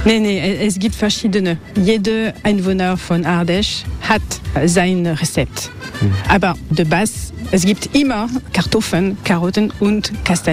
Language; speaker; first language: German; non-native, learner; French